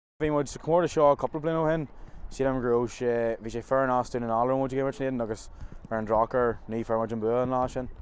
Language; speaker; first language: Irish; non-native, local second language; English